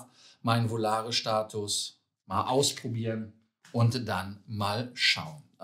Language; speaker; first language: German; native; German